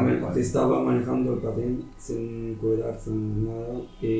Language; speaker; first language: Spanish; non-native, fluent; Arabic